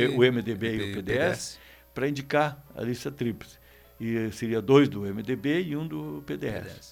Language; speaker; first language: Portuguese; native; Portuguese